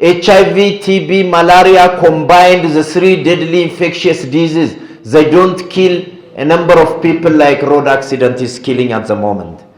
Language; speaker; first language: English; non-native, fluent; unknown